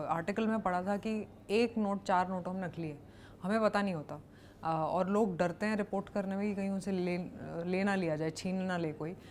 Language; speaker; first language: Hindi; native; Hindi